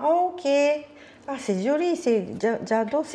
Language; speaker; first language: French; non-native, learner; Japanese